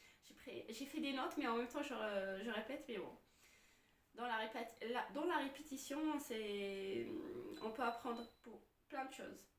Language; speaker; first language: French; non-native, fluent; Arabic